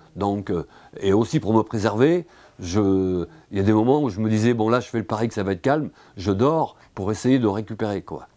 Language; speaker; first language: French; native; French